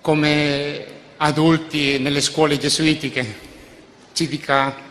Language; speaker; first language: Italian; non-native, fluent; Spanish